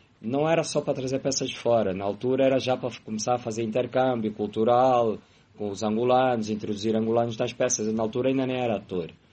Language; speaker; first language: Portuguese; native; Portuguese